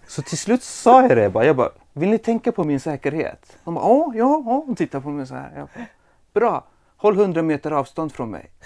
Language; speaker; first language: Swedish; early bilingual, other home language; Persian